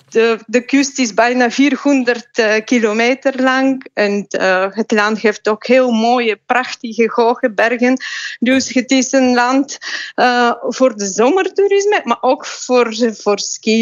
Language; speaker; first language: Dutch; non-native, fluent; Bulgarian